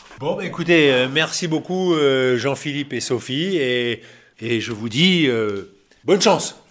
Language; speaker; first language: French; native; French